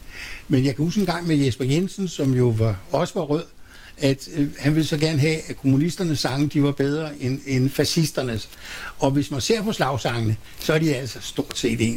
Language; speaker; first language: Danish; native; Danish